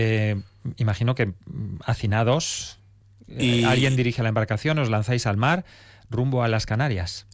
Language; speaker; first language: Spanish; native; Spanish